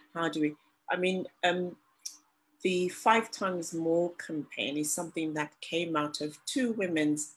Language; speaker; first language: English; non-native, local second language; Shona